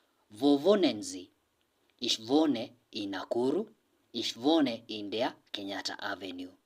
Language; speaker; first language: German; non-native, learner; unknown